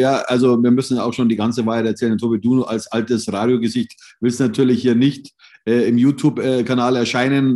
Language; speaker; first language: German; native; German